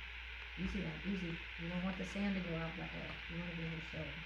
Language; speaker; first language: English; native; English